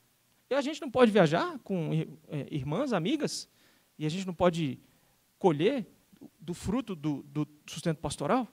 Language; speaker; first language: Portuguese; native; Portuguese